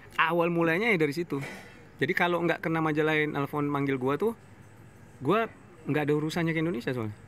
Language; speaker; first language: Indonesian; non-native, fluent; English